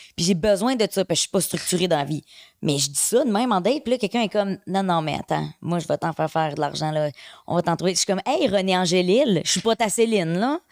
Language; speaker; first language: French; native; French